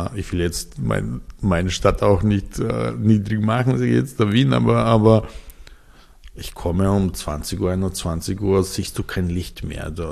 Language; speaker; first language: German; non-native, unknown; Serbian